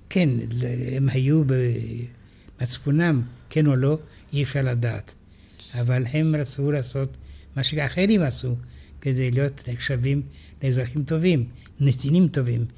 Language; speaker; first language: Hebrew; non-native, fluent; Romanian